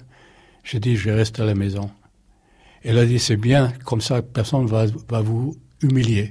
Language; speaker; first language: French; non-native, fluent; German